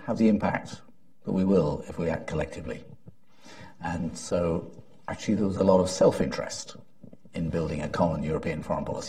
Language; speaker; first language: English; native; English